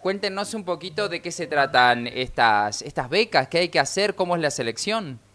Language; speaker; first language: Spanish; native; Spanish